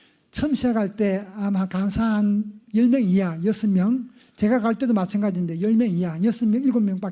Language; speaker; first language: Korean; native; Korean